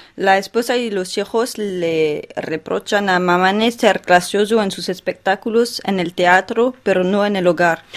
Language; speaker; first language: Spanish; non-native, fluent; French